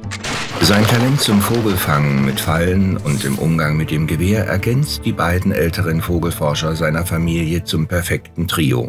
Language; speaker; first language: German; native; German